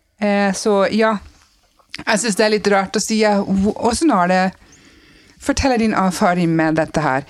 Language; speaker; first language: Norwegian; non-native, fluent; English